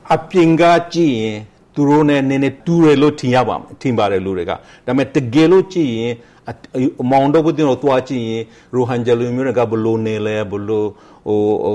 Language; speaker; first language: Burmese; non-native, local second language; Rohingya